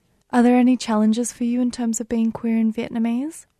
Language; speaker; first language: English; native; English